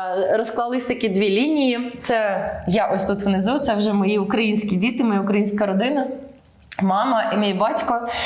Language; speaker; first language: Ukrainian; early bilingual, heritage; Ukrainian